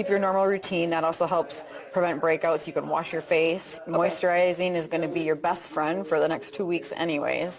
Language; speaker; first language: English; native; English